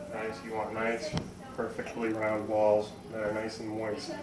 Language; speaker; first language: English; native; English